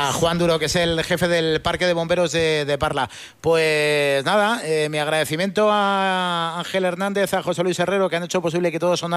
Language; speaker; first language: Spanish; native; Spanish